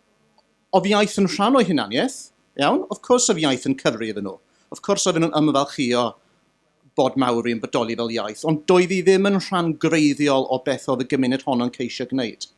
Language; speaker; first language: Welsh; native; Welsh